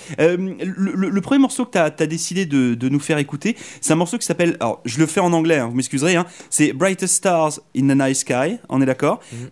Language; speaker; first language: French; native; French